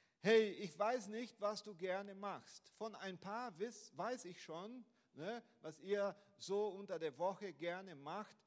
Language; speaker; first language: German; non-native, fluent; Portuguese